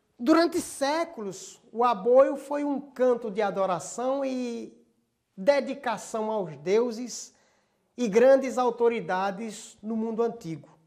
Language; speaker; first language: Portuguese; native; Portuguese